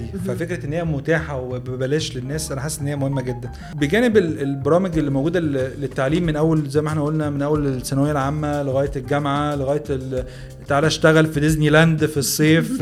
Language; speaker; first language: Arabic; native; Arabic